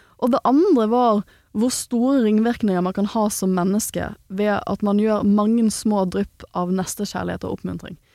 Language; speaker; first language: Norwegian; native; Norwegian